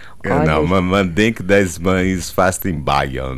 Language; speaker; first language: German; non-native, learner; Portuguese